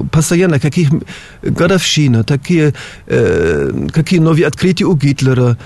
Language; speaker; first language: Russian; non-native, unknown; German